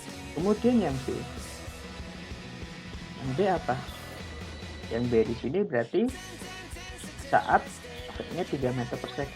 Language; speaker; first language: Indonesian; native; Indonesian